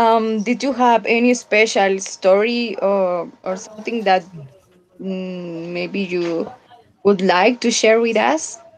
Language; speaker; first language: English; non-native, fluent; Spanish